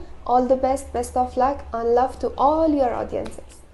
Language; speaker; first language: English; non-native, fluent; Persian